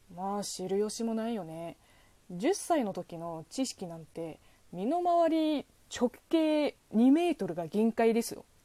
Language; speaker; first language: Japanese; non-native, fluent; Chinese